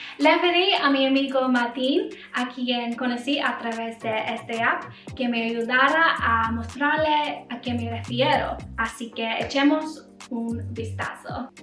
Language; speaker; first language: Spanish; non-native, learner; English